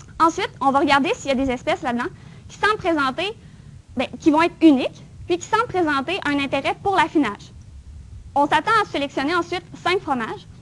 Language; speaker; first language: French; native; French